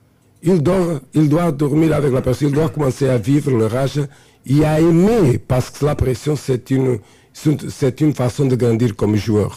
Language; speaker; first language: French; non-native, fluent; Portuguese